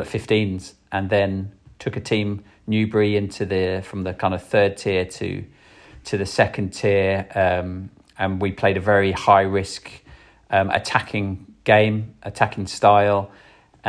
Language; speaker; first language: English; native; English